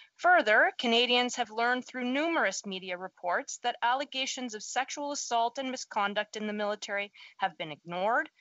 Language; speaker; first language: English; native; English